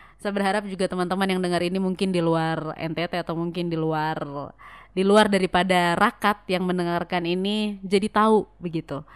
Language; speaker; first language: Indonesian; native; Indonesian